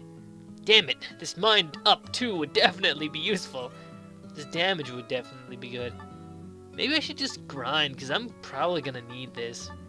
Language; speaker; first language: English; native; English